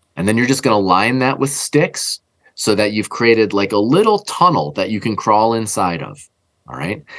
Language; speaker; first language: English; native; English